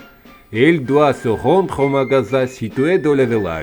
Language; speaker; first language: French; non-native, fluent; Lithuanian